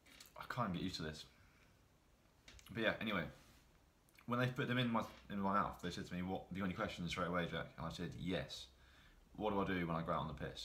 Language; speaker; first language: English; native; English